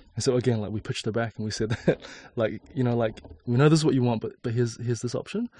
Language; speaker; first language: English; native; English